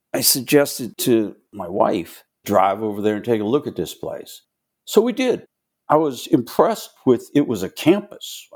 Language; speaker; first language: English; native; English